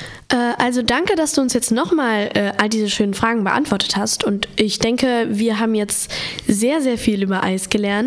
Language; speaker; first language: German; native; German